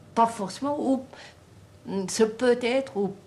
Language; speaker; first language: French; non-native, fluent; Telugu